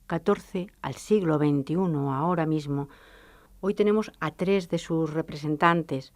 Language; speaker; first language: Spanish; native; Spanish